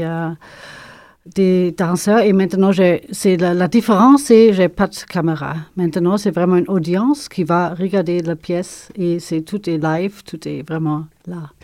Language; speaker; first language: French; non-native, fluent; German